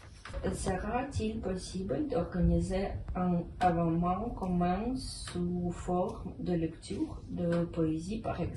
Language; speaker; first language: French; non-native, learner; Ukrainian